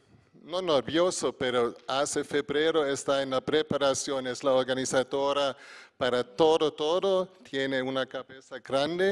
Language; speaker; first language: Spanish; non-native, fluent; German